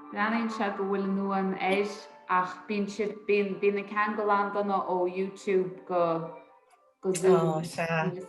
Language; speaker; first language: Irish; native; Irish